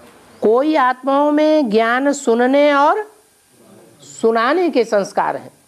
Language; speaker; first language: Hindi; native; Hindi